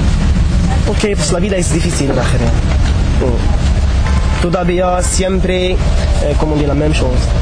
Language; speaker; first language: Spanish; non-native, learner; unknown